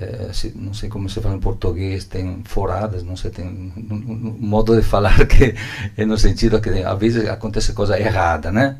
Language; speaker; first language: Portuguese; non-native, learner; Italian